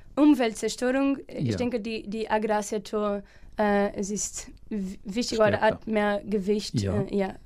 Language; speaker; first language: German; non-native, fluent; Portuguese